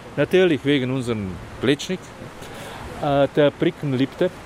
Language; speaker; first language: German; non-native, fluent; Slovenian